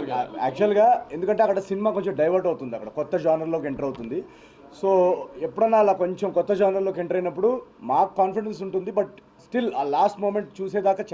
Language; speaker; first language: Telugu; native; Telugu